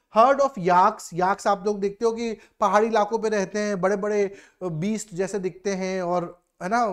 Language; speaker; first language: Hindi; native; Hindi